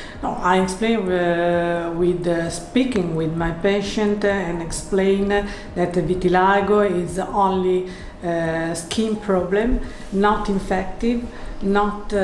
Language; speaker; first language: English; non-native, learner; Italian